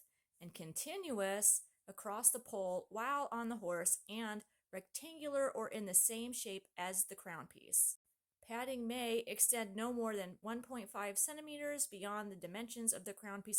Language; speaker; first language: English; native; English